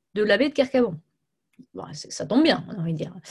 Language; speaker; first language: French; native; French